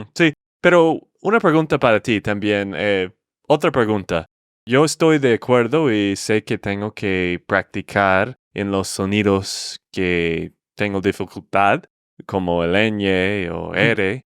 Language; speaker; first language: Spanish; non-native, fluent; English